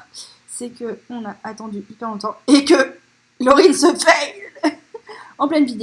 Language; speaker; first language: French; native; French